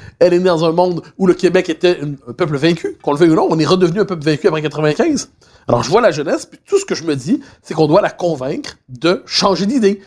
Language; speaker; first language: French; native; French